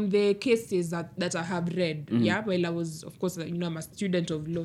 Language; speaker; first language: English; non-native, local second language; Luo (Kenya and Tanzania)